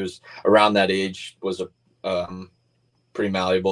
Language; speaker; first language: English; native; English